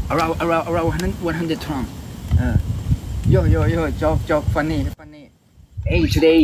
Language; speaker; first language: English; non-native, learner; Thai